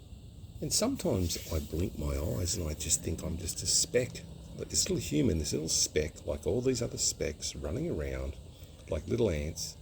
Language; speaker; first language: English; native; English